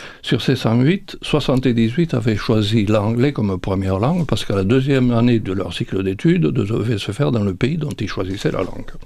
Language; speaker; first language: French; native; French